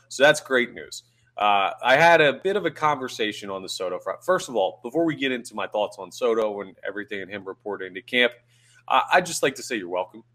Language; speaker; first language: English; native; English